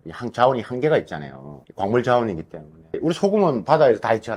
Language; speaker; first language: Korean; native; Korean